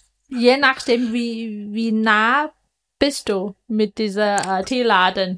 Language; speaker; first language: German; non-native, fluent; Chinese